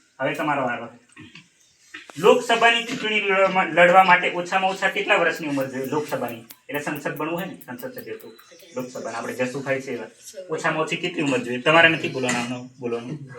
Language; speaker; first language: Gujarati; native; Gujarati